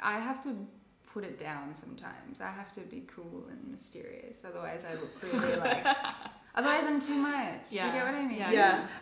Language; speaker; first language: English; native; English